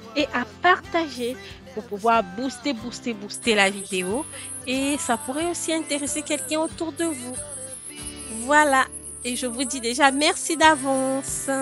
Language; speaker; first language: French; non-native, local second language; Lingala